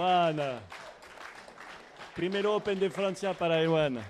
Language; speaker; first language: Spanish; non-native, fluent; French